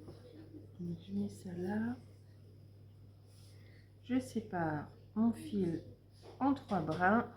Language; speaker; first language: French; native; French